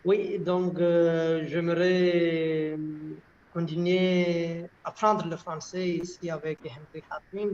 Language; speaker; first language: French; non-native, learner; Malayalam